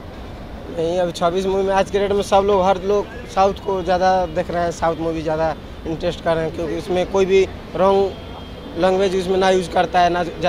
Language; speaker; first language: Hindi; native; Hindi